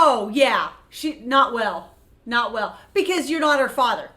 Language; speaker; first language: English; native; English